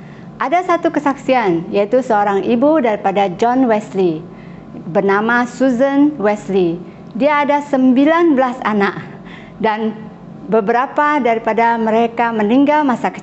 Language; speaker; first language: Indonesian; non-native, local second language; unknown